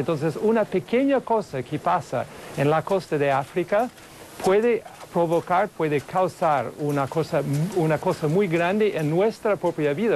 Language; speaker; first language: Spanish; non-native, fluent; English